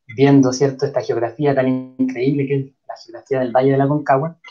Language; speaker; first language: Spanish; native; Spanish